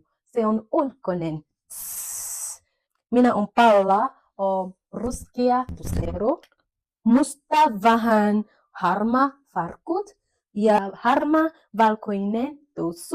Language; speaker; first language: Finnish; non-native, learner; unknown